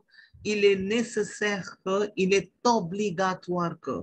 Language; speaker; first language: French; non-native, fluent; Hindi